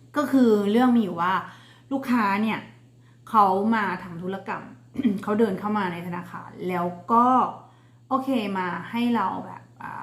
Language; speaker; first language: Thai; native; Thai